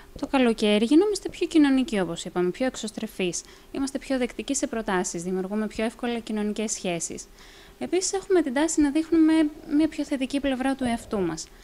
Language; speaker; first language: Greek; native; Greek